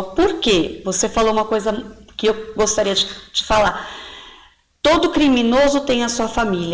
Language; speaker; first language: Portuguese; native; Portuguese